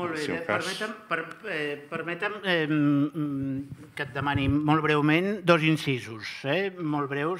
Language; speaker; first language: Catalan; native; Catalan